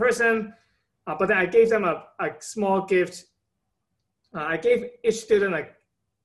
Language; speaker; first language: English; non-native, local second language; Cantonese